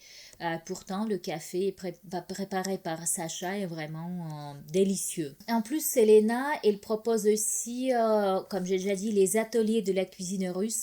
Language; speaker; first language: French; non-native, fluent; Russian